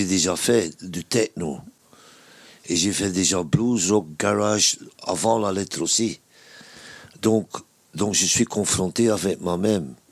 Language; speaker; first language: French; non-native, local second language; Dutch